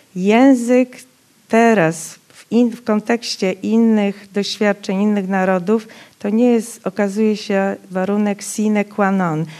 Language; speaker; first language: Polish; non-native, local second language; Rusyn